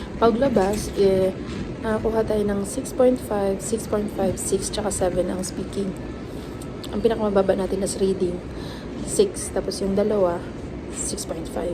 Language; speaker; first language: Filipino; native; Filipino